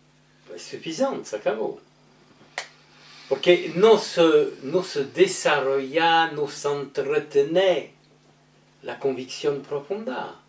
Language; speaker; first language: Spanish; non-native, learner; French